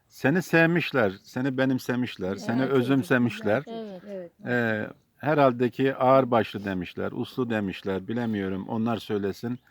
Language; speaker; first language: Turkish; native; Turkish